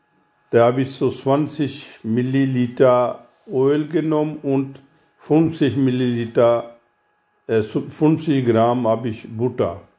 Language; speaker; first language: German; non-native, learner; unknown